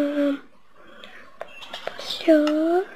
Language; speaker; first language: Turkish; non-native, learner; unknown